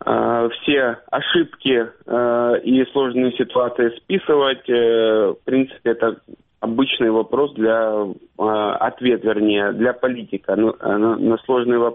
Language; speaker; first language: Russian; native; Russian